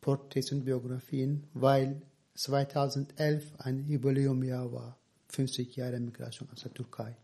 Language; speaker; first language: German; non-native, fluent; Turkish